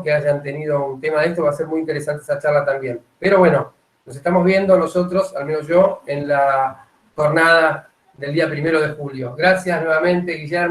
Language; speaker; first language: Spanish; native; Spanish